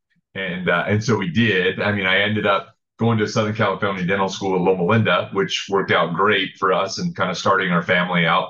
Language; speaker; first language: English; native; English